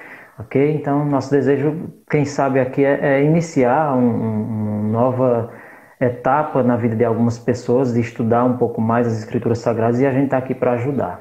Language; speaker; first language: Portuguese; native; Portuguese